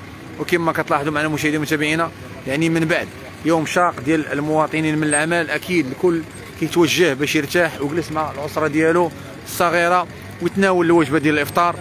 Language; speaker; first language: Arabic; native; Arabic